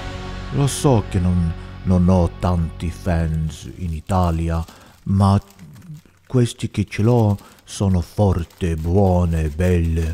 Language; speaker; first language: Italian; non-native, learner; English